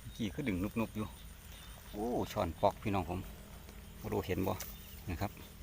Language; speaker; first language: Thai; native; Thai